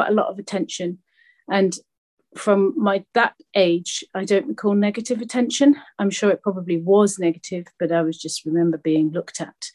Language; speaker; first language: English; native; English